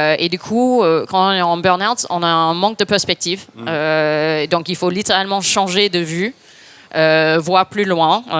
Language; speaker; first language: French; non-native, fluent; English